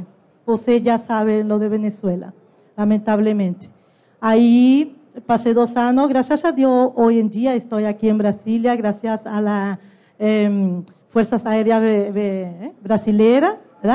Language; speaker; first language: Portuguese; non-native, learner; Spanish